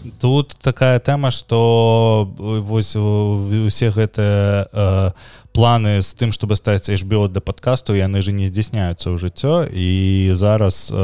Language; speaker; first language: Belarusian; non-native, local second language; Russian